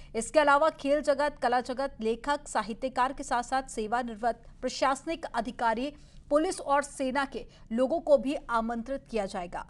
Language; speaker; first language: Hindi; native; Hindi